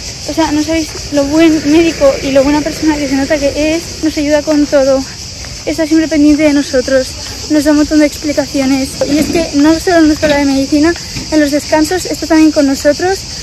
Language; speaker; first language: Spanish; native; Spanish